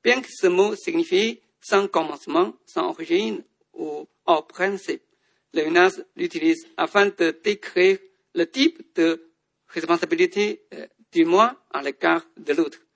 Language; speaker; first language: French; non-native, fluent; Chinese